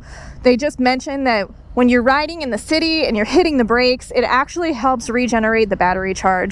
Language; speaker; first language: English; native; English